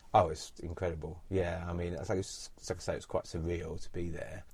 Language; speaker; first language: English; native; English